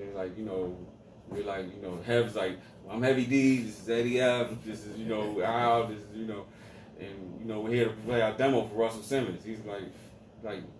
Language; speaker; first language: English; native; English